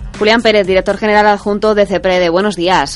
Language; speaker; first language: Spanish; native; Spanish